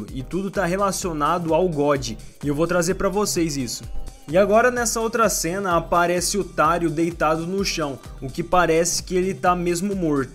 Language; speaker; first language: Portuguese; native; Portuguese